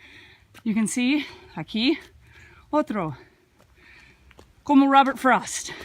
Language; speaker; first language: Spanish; non-native, learner; English